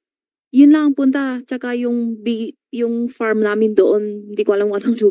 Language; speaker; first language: Filipino; non-native, learner; Chinese